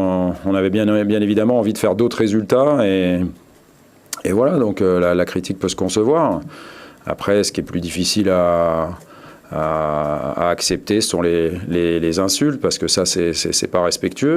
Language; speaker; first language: French; native; French